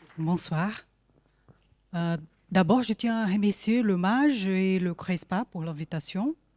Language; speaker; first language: French; non-native, fluent; Portuguese